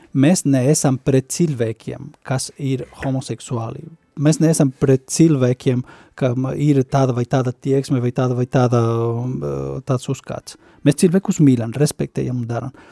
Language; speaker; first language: Latvian; non-native, fluent; Spanish